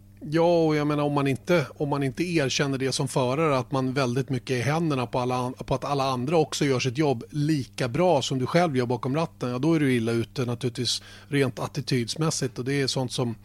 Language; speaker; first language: Swedish; native; Swedish